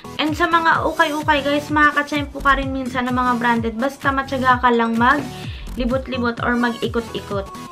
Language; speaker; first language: Filipino; native; Filipino